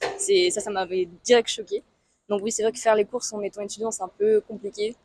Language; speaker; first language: French; non-native, fluent; Spanish